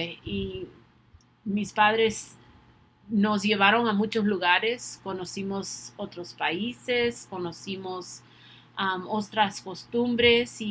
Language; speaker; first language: Spanish; early bilingual, other home language; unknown